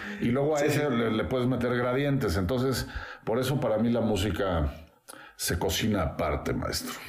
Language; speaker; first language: Spanish; native; Spanish